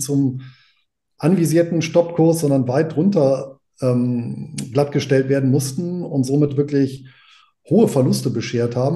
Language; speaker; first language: German; native; German